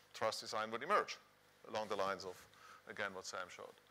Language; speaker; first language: English; non-native, fluent; Swiss German